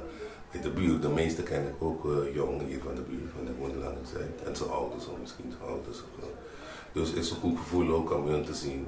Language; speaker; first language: Dutch; non-native, fluent; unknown